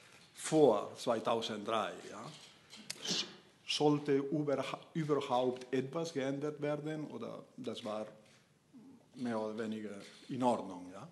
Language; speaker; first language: German; non-native, learner; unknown